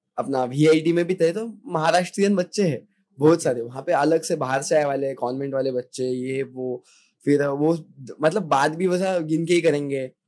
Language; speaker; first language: Hindi; non-native, local second language; Marathi